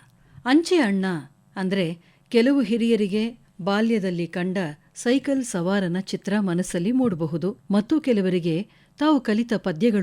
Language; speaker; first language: Kannada; native; Kannada